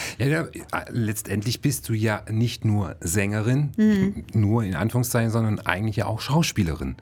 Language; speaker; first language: German; native; German